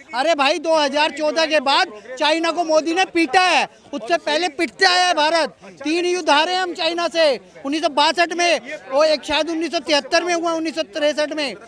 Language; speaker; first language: Hindi; native; Hindi